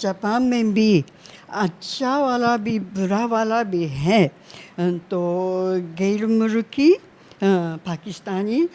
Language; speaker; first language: Hindi; non-native, learner; Japanese